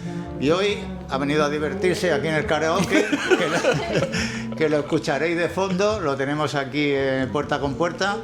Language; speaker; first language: Spanish; native; Spanish